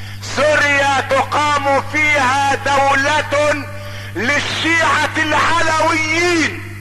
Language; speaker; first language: Arabic; native; Arabic